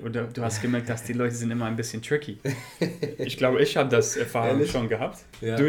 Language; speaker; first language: German; non-native, learner; English